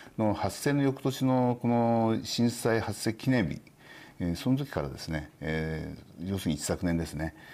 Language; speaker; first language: Japanese; native; Japanese